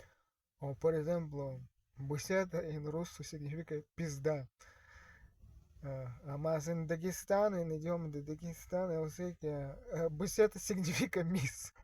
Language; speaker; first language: Portuguese; non-native, fluent; Russian